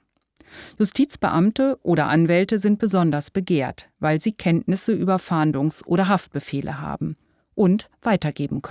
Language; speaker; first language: German; native; German